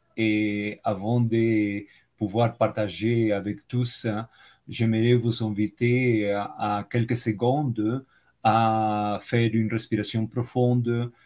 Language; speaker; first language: French; non-native, fluent; Spanish